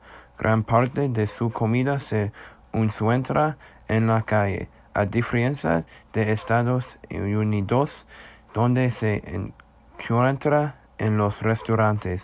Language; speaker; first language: Spanish; non-native, learner; English